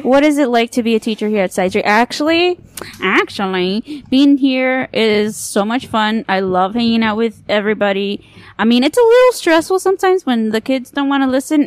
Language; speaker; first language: English; native; English